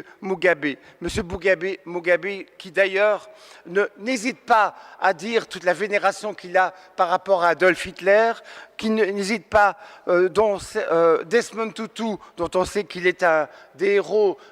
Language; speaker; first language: French; native; French